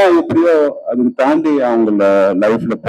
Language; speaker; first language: Tamil; non-native, local second language; Telugu